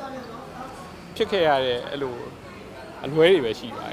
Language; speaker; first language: Burmese; native; Burmese